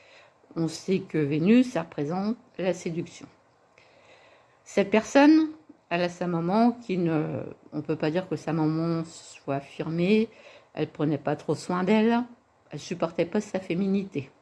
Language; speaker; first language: French; native; French